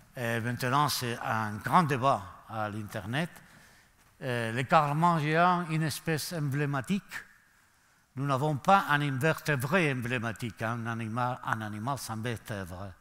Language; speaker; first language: French; non-native, learner; Spanish